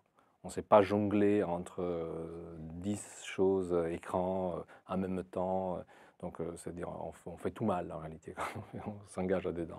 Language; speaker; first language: French; non-native, fluent; Italian